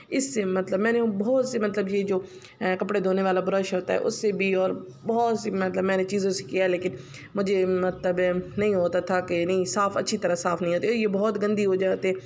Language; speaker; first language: Urdu; non-native, local second language; Punjabi